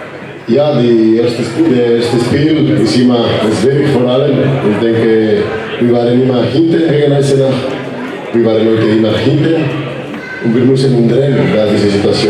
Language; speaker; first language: German; non-native, learner; Spanish